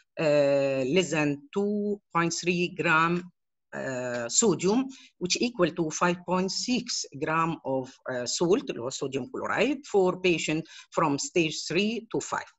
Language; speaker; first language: English; non-native, fluent; Arabic